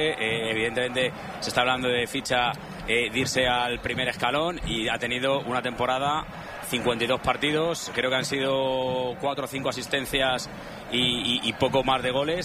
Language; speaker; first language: Spanish; native; Spanish